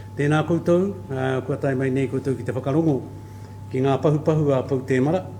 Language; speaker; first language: Māori; native; Māori